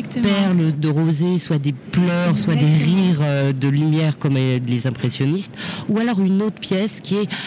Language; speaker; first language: French; native; French